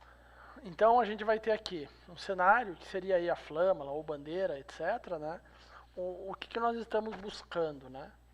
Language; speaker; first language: Portuguese; native; Portuguese